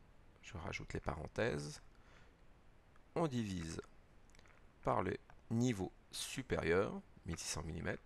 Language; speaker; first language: French; native; French